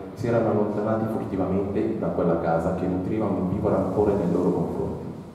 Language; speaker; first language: Italian; native; Italian